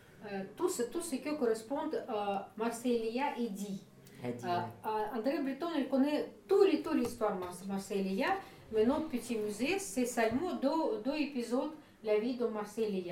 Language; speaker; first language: French; non-native, fluent; Russian